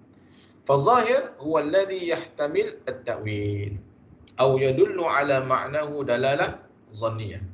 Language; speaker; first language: Arabic; non-native, fluent; Malay